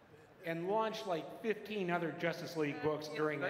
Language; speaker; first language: English; native; English